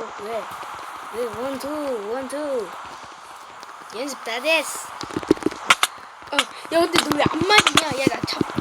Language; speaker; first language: Korean; native; Korean